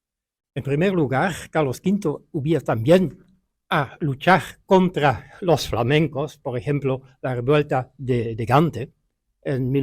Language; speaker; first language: Spanish; non-native, fluent; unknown